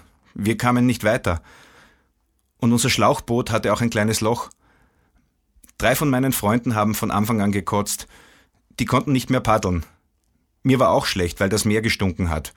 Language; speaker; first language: German; non-native, fluent; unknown